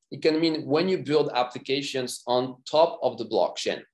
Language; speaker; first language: English; non-native, fluent; French